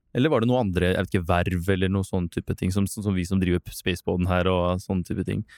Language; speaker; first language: Norwegian; non-native, fluent; Russian